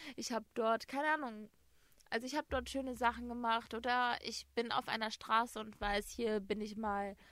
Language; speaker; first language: German; native; German